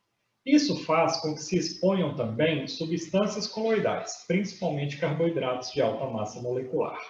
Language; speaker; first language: Portuguese; native; Portuguese